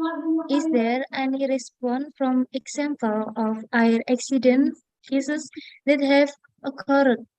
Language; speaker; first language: English; non-native, learner; Indonesian